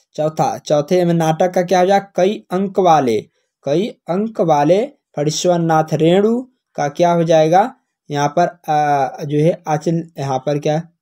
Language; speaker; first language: Hindi; native; Hindi